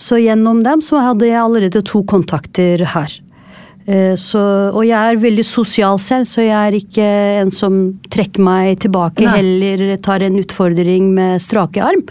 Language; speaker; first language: Norwegian; non-native, fluent; Turkish